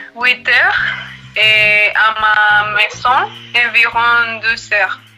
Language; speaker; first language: French; non-native, learner; Spanish